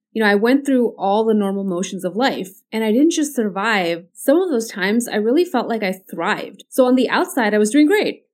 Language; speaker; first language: English; early bilingual, other home language; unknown